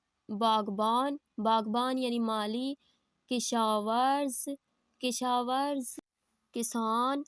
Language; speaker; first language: Persian; non-native, learner; Urdu